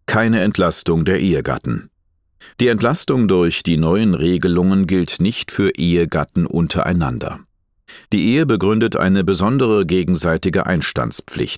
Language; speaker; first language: German; native; German